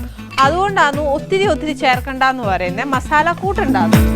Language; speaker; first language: Malayalam; native; Malayalam